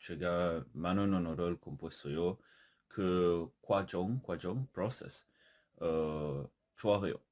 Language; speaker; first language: Korean; non-native, learner; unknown